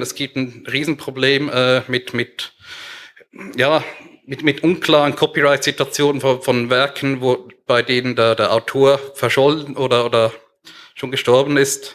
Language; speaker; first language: German; native; German